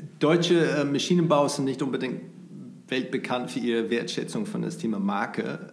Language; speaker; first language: German; non-native, fluent; English